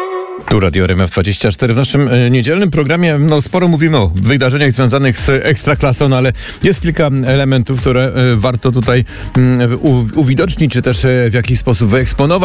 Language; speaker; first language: Polish; native; Polish